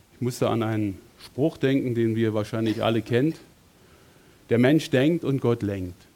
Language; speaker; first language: German; native; German